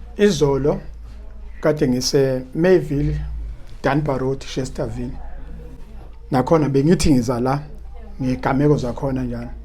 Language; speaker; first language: Zulu; native; Zulu